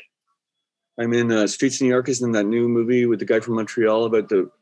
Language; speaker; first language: English; native; English